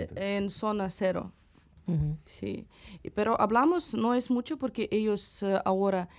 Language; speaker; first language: Spanish; non-native, fluent; Ukrainian